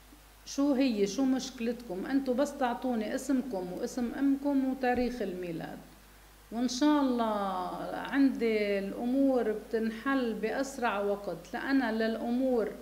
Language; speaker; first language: Arabic; native; Arabic